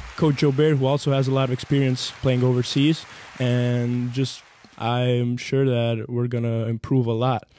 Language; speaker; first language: English; non-native, fluent; Serbian